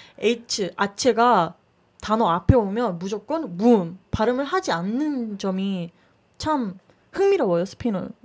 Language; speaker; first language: Korean; non-native, fluent; Spanish